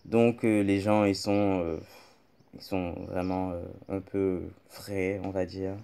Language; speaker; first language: French; native; French